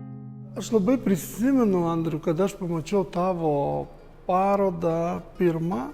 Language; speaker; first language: Lithuanian; non-native, local second language; Romany